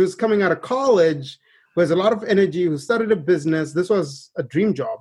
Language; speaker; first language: English; non-native, local second language; Shona